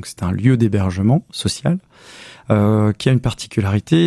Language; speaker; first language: French; native; French